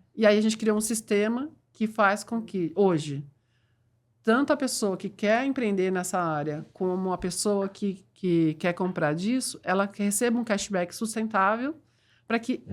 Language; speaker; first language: Portuguese; native; Portuguese